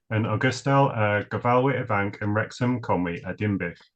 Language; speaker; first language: Welsh; non-native, learner; English